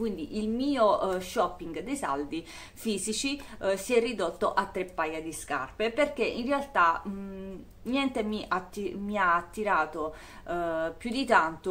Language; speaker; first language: Italian; native; Italian